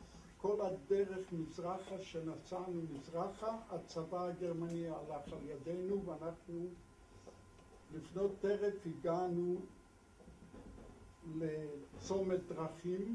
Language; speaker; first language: Hebrew; non-native, fluent; Polish